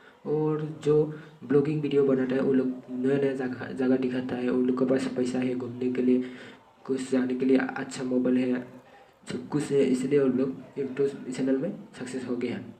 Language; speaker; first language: Hindi; non-native, local second language; Bodo